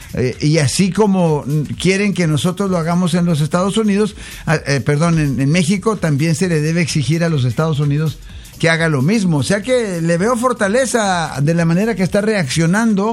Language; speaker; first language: Spanish; native; Spanish